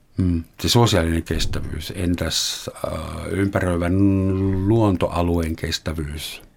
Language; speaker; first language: Finnish; non-native, fluent; German